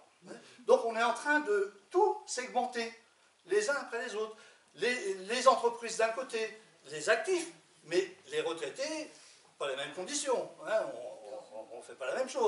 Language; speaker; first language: French; native; French